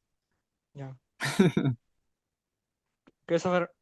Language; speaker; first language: English; non-native, learner; Spanish